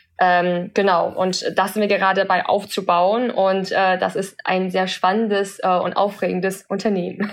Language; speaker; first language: German; early bilingual, other home language; Chinese